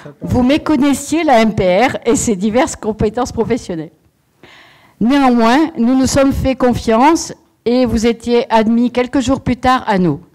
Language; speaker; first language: French; native; French